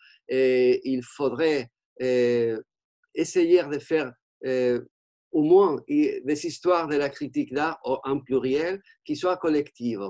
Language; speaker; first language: French; non-native, fluent; Spanish